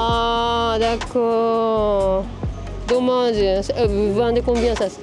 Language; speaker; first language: French; non-native, learner; Japanese